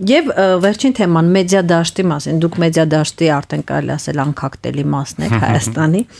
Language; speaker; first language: Armenian; native; Armenian